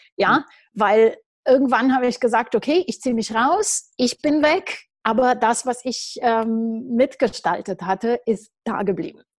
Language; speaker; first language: German; non-native, fluent; Romanian